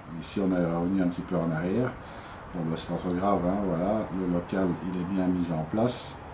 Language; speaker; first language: French; native; French